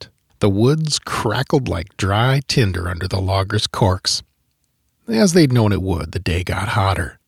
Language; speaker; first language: English; native; English